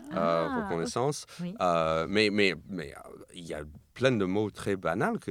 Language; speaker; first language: French; non-native, fluent; English